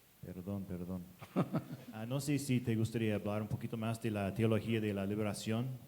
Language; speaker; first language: Spanish; non-native, fluent; English